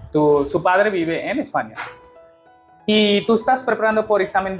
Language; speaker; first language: Spanish; non-native, learner; Hindi